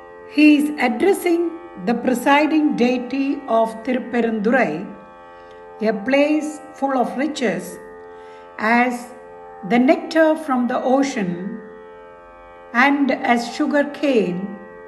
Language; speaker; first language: English; non-native, local second language; Tamil